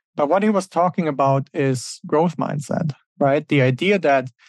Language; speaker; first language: English; non-native, fluent; German